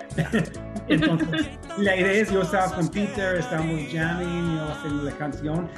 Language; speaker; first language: Spanish; non-native, fluent; English